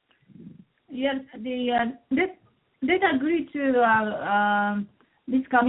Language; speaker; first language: English; non-native, fluent; Japanese